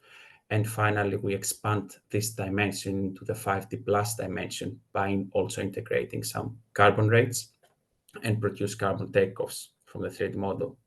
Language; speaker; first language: English; non-native, fluent; Greek